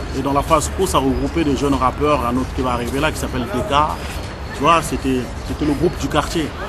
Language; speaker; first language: French; early bilingual, other home language; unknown